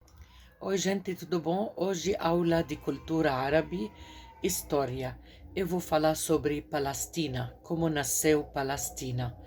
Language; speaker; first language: Portuguese; non-native, fluent; Arabic